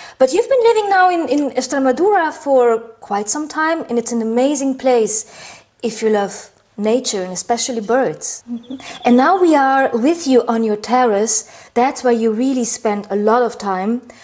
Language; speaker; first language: English; non-native, fluent; Slovenian